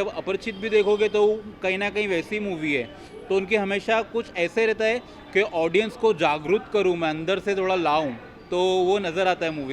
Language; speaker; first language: Hindi; native; Hindi